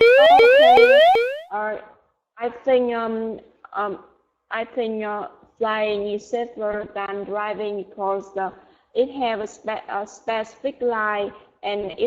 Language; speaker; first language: English; non-native, learner; Vietnamese